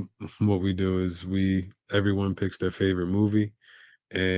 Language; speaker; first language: English; native; English